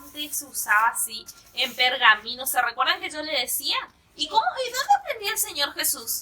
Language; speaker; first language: Spanish; native; Spanish